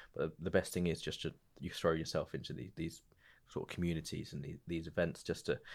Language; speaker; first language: English; native; English